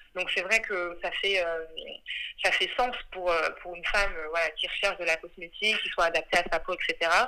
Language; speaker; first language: French; early bilingual, other home language; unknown